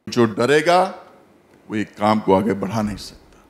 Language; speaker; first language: Hindi; native; Hindi